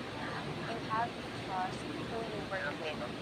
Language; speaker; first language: English; non-native, local second language; Filipino